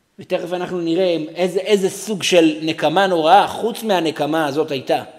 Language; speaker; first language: Hebrew; native; Hebrew